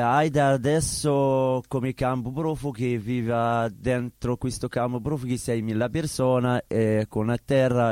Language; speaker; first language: Italian; non-native, learner; Arabic